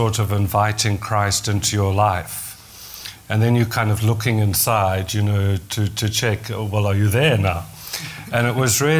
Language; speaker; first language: English; native; English